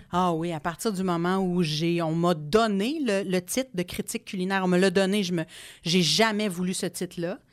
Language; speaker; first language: French; non-native, local second language; English